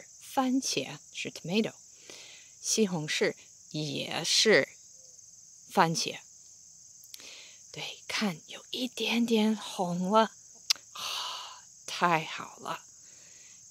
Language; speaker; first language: Chinese; non-native, fluent; English